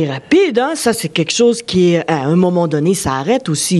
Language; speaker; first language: French; native; French